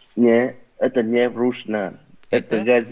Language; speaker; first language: Russian; non-native, learner; Vietnamese